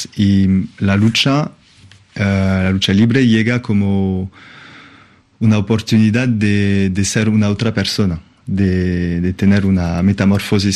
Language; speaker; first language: Spanish; non-native, fluent; French